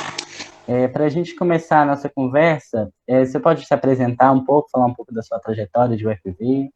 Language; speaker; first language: Portuguese; native; Portuguese